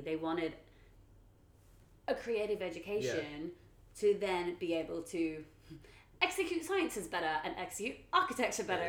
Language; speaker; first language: English; native; English